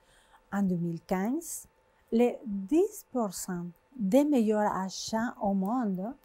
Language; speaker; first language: French; non-native, fluent; Spanish